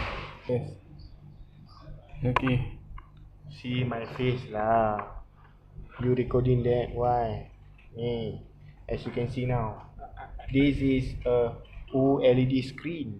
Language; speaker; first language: English; non-native, local second language; Malay